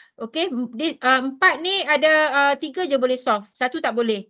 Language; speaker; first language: Malay; native; Malay